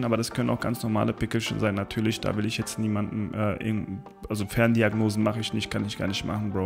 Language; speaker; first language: German; native; German